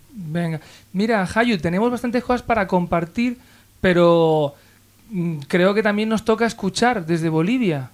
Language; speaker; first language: Spanish; native; Spanish